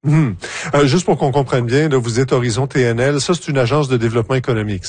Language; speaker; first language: French; native; French